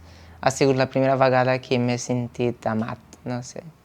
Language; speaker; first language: Catalan; non-native, fluent; Portuguese